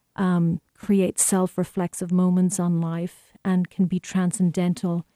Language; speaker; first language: English; native; English